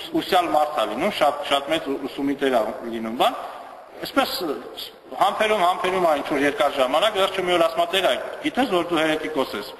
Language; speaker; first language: Armenian; native; Armenian